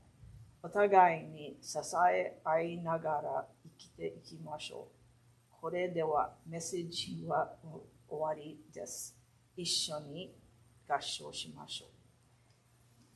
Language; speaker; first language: Japanese; early bilingual, heritage; Japanese